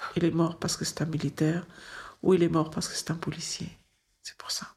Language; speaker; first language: French; non-native, local second language; Arabic